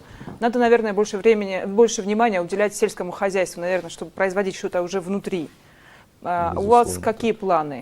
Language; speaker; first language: Russian; non-native, local second language; Ossetic